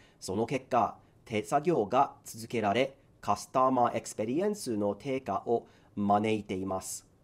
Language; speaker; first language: Japanese; non-native, fluent; English